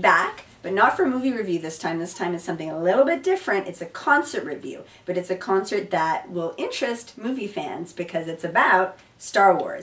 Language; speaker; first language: English; native; English